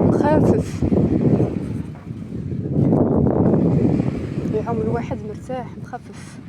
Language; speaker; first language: Arabic; native; Arabic